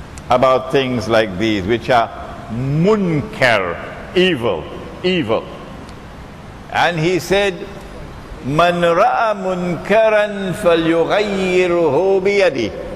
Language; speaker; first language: English; native; English